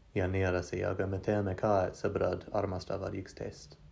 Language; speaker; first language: Estonian; non-native, learner; English